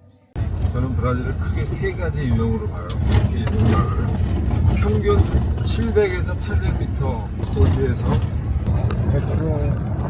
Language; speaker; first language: Korean; early bilingual, heritage; Korean